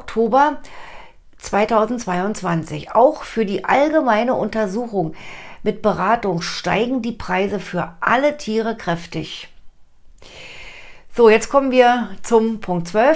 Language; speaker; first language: German; native; German